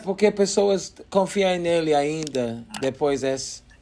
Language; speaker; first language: Portuguese; non-native, learner; English